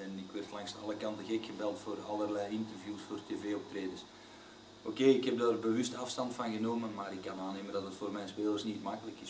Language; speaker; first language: Dutch; native; Dutch